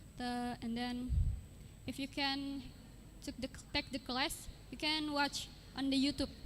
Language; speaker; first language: English; non-native, learner; Indonesian